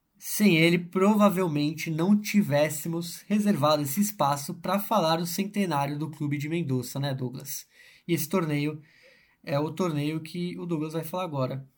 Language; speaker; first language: Portuguese; native; Portuguese